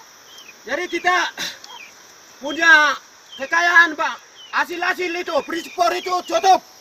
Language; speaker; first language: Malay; non-native, local second language; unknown